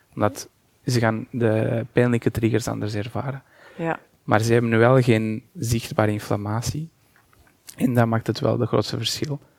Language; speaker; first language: Dutch; non-native, fluent; Portuguese